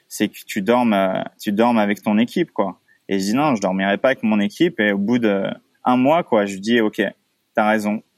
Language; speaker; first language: French; native; French